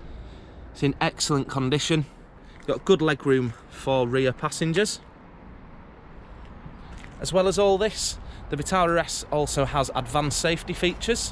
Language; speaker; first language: English; native; English